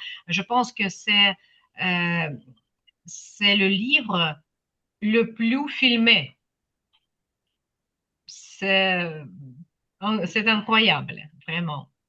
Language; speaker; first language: French; non-native, fluent; Ukrainian